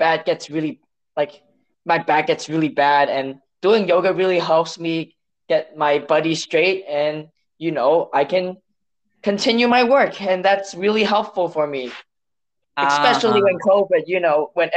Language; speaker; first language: English; non-native, local second language; Cantonese